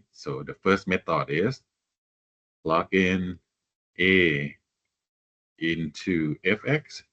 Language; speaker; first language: English; non-native, fluent; Thai